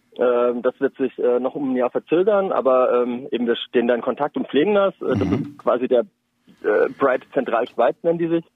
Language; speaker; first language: German; native; German